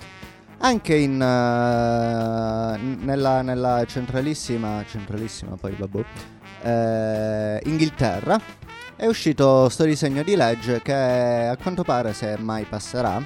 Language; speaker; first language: Italian; native; Italian